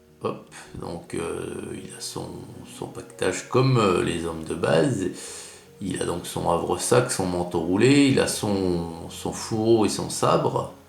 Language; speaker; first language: French; native; French